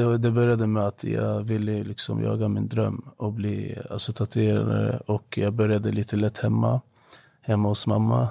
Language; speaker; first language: Swedish; non-native, fluent; Arabic